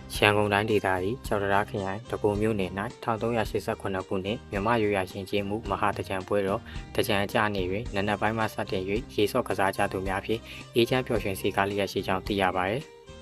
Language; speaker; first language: Burmese; native; Burmese